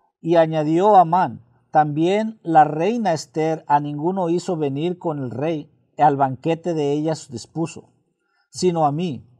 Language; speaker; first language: Spanish; early bilingual, heritage; Spanish